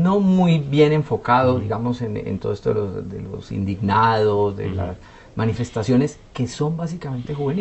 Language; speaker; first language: Spanish; native; Spanish